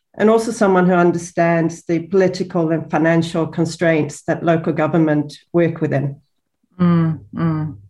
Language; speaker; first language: English; non-native, fluent; Swedish